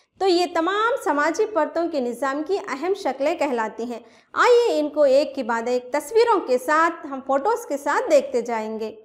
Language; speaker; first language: Urdu; native; Urdu